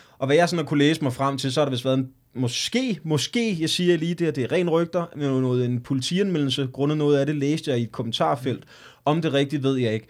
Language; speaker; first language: Danish; native; Danish